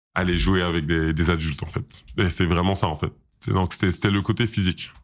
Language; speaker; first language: French; native; French